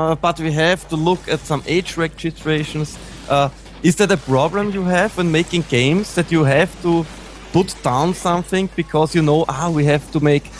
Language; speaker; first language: English; non-native, fluent; German